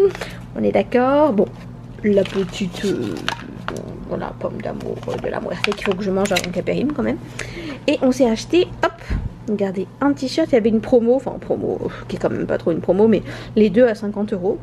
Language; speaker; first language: French; native; French